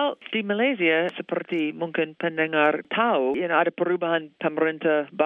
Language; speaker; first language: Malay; non-native, fluent; English